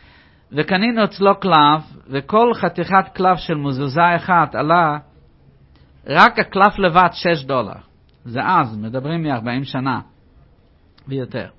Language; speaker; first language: Hebrew; non-native, fluent; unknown